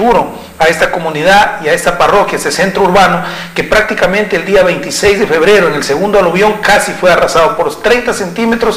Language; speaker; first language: Spanish; native; Spanish